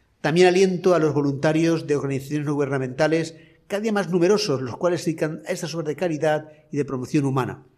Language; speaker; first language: Spanish; native; Spanish